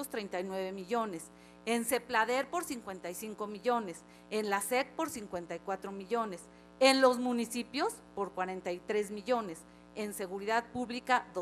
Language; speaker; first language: Spanish; native; Spanish